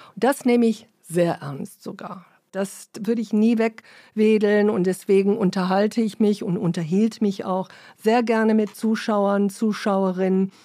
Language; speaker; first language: German; early bilingual, other home language; English